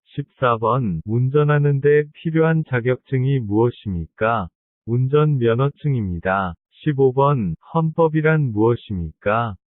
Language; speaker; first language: Korean; non-native, learner; Vietnamese